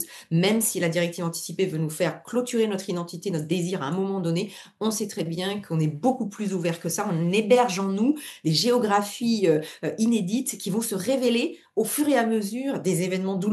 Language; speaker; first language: French; native; French